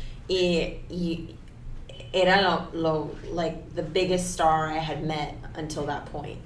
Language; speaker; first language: English; early bilingual, other home language; Spanish